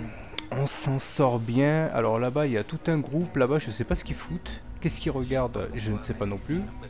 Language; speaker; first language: French; native; French